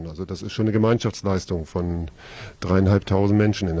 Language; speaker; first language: German; native; German